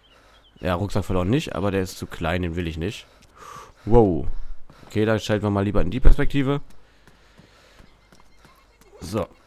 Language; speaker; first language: German; native; German